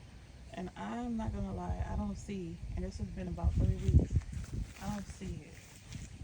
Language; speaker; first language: English; native; English